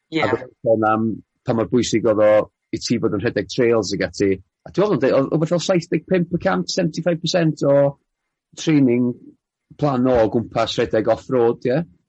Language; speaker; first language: Welsh; native; Welsh